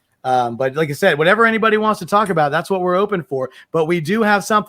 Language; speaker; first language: English; native; English